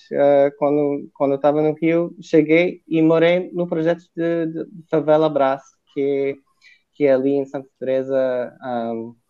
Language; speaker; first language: Portuguese; non-native, fluent; English